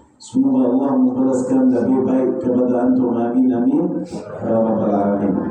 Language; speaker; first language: Malay; non-native, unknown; Arabic